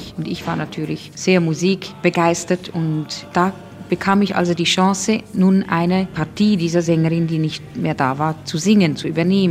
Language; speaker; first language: German; native; German